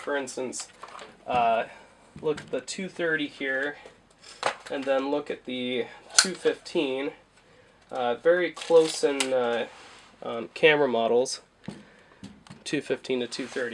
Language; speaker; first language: English; native; English